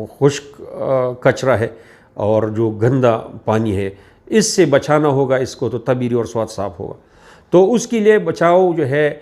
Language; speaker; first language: Urdu; non-native, local second language; Pashto